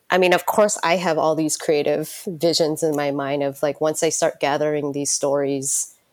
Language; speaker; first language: English; native; English